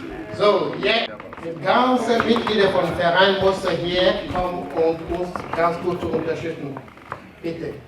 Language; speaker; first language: German; non-native, fluent; French